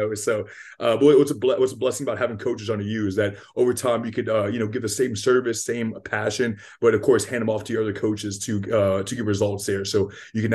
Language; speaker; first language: English; native; English